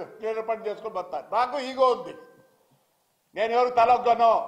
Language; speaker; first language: Telugu; native; Telugu